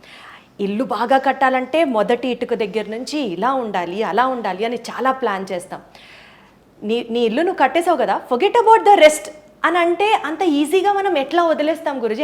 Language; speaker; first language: Telugu; native; Telugu